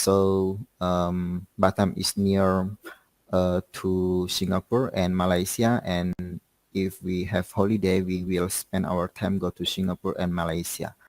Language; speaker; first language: English; non-native, learner; Indonesian